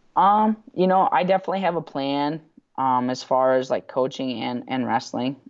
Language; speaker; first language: English; native; English